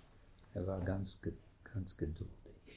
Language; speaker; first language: German; non-native, fluent; English